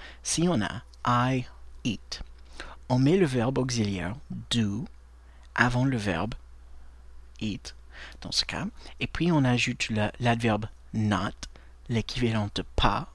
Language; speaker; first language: French; non-native, fluent; English